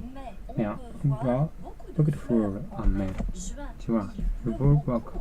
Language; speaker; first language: French; non-native, learner; Japanese